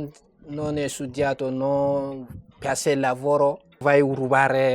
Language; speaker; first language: Italian; non-native, learner; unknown